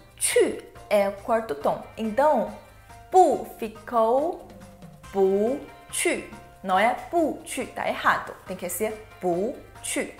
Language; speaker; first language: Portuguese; non-native, fluent; Chinese